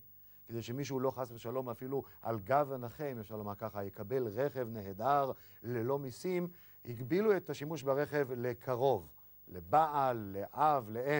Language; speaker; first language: Hebrew; native; Hebrew